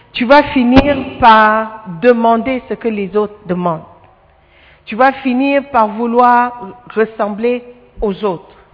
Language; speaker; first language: French; non-native, fluent; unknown